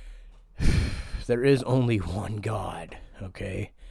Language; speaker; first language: English; native; English